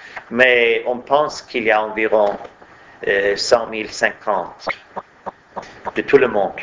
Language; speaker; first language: French; non-native, fluent; Swedish